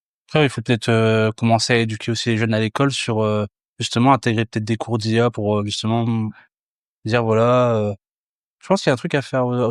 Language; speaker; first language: French; native; French